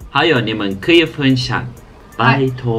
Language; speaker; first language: Chinese; non-native, fluent; Turkish